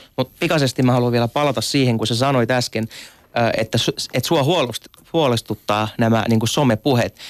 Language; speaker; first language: Finnish; early bilingual, other home language; Arabic